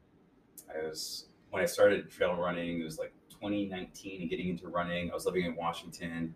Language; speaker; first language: English; native; English